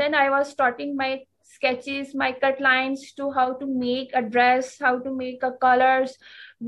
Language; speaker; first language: English; non-native, local second language; Punjabi